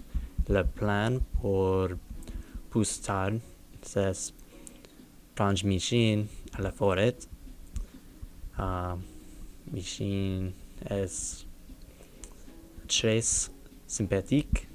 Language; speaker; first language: French; non-native, learner; English